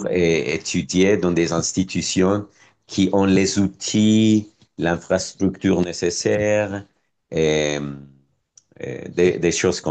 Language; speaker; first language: French; non-native, fluent; Spanish